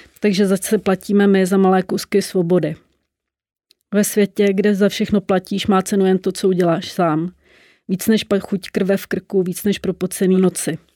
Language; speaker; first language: Czech; native; Czech